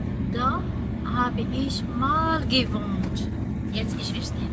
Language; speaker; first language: German; non-native, learner; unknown